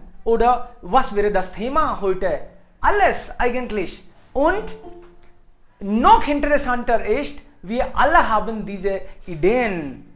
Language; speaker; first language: German; non-native, learner; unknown